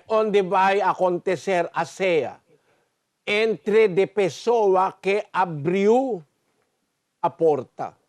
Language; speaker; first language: Portuguese; non-native, learner; Filipino